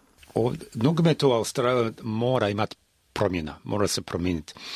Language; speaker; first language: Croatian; early bilingual, heritage; Croatian